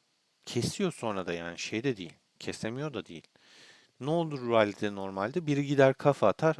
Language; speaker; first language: Turkish; native; Turkish